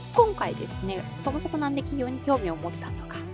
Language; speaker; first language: Japanese; native; Japanese